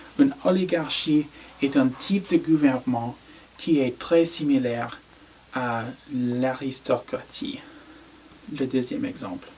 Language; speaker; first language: French; non-native, learner; English